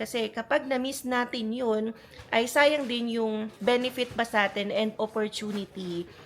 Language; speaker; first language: Filipino; native; Filipino